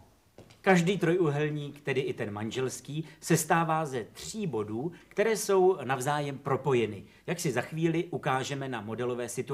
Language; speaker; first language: Czech; native; Czech